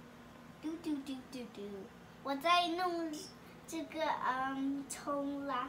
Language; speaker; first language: Chinese; early bilingual, heritage; Chinese